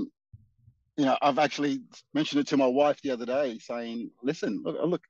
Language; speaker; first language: English; native; English